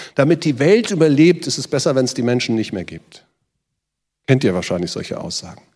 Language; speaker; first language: German; native; German